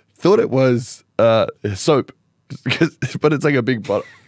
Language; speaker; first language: English; native; English